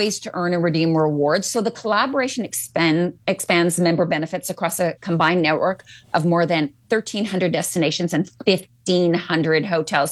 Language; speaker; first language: English; native; English